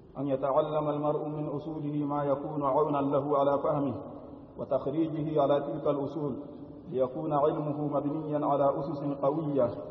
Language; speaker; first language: Arabic; native; Arabic